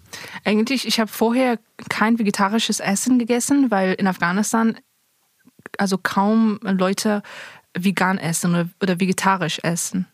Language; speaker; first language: German; non-native, fluent; Persian